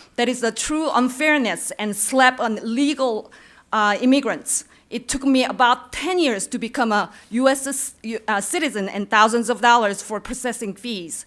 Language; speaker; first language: English; non-native, fluent; Korean